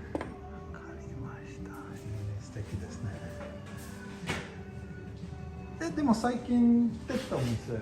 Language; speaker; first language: Japanese; non-native, fluent; Swedish